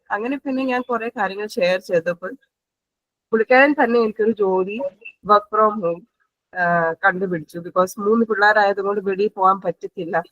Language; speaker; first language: Malayalam; non-native, local second language; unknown